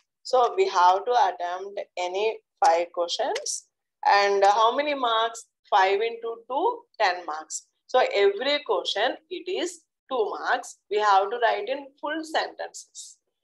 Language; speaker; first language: English; non-native, local second language; Telugu